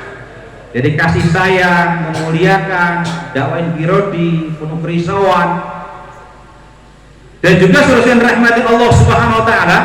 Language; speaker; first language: Indonesian; non-native, local second language; Javanese